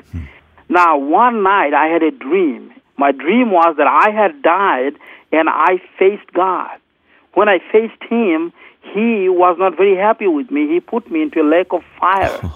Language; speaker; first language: English; non-native, local second language; Bangla